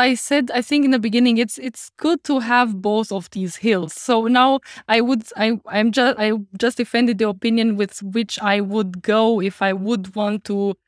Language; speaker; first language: English; non-native, fluent; Romanian